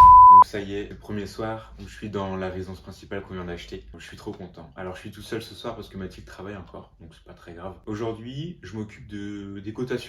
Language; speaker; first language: French; native; French